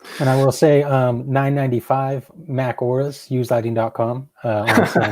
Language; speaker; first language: English; native; English